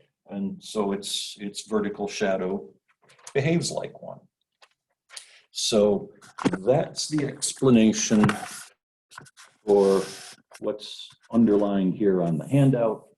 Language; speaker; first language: English; native; English